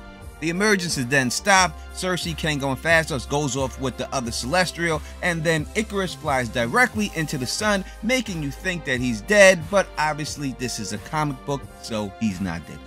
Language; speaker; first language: English; native; English